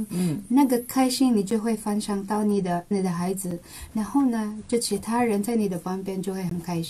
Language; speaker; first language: Chinese; non-native, local second language; Cebuano